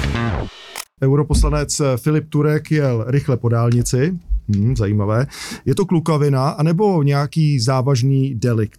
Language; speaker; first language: Czech; native; Czech